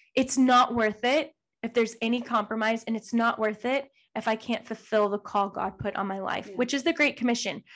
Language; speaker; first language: English; native; English